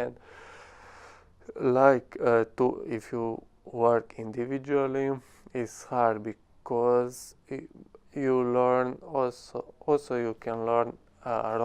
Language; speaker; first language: English; non-native, learner; Romanian